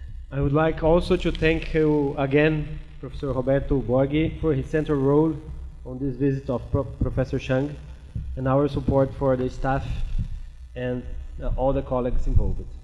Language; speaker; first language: English; non-native, fluent; Portuguese